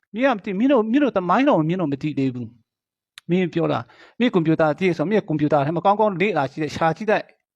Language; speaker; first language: Burmese; non-native, local second language; Kachin